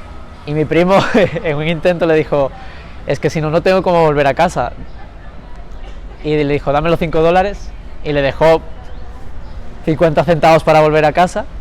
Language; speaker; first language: Spanish; early bilingual, other home language; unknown